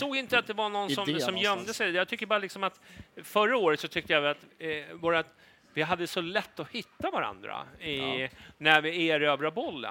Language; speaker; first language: Swedish; native; Swedish